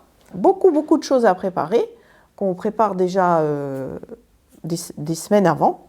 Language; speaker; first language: French; native; French